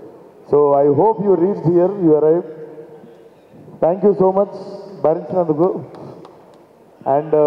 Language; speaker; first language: Telugu; native; Telugu